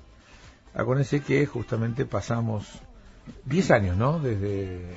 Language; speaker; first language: Spanish; native; Spanish